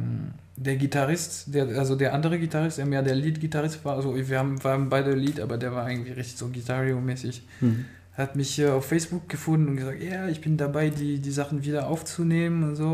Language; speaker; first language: German; non-native, fluent; French